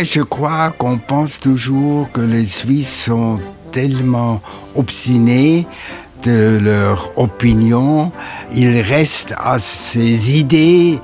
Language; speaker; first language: French; non-native, local second language; German